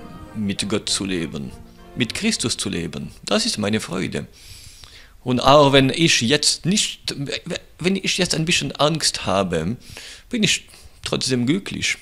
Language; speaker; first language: German; non-native, local second language; French